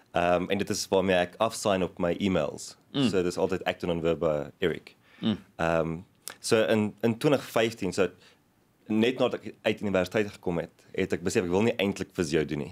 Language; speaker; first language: Afrikaans; native; Afrikaans